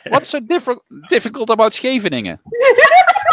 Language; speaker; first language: English; non-native, fluent; Dutch